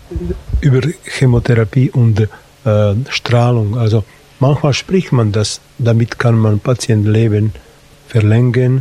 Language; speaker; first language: German; non-native, fluent; Slovak